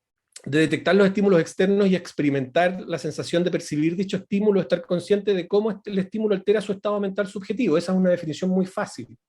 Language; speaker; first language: Spanish; native; Spanish